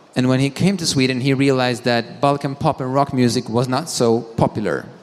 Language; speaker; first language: English; non-native, fluent; Swedish